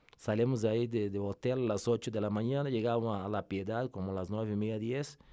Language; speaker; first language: Spanish; non-native, fluent; Portuguese